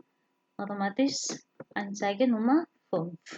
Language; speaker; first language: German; non-native, fluent; Indonesian